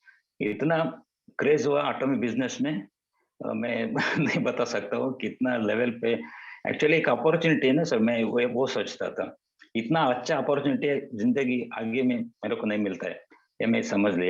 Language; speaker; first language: Hindi; non-native, local second language; Kannada